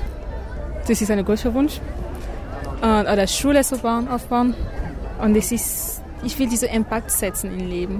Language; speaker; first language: German; non-native, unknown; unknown